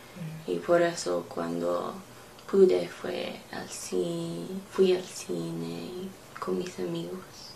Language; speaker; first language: Spanish; non-native, learner; English